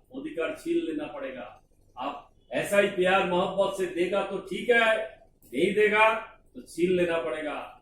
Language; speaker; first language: Hindi; non-native, local second language; Bangla